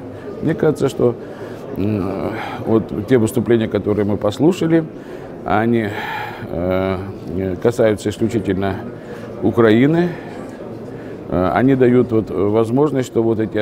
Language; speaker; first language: Russian; native; Russian